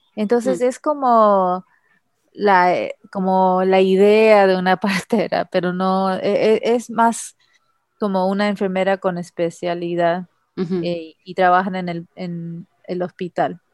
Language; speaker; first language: Spanish; early bilingual, heritage; Spanish